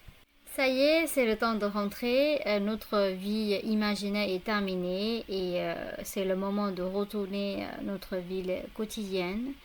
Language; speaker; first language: French; non-native, fluent; Burmese